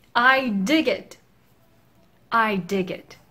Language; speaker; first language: English; non-native, fluent; Korean